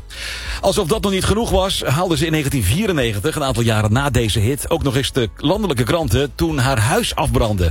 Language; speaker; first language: Dutch; native; Dutch